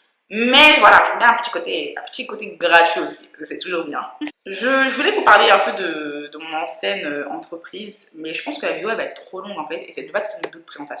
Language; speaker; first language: French; native; French